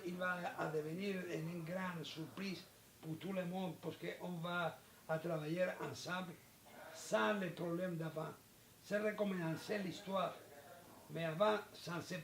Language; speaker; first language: French; non-native, learner; Spanish